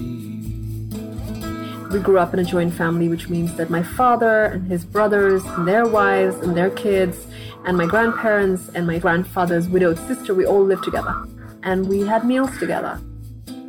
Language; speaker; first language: English; non-native, local second language; Tamil